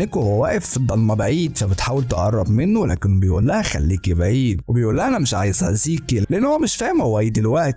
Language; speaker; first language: Arabic; native; Arabic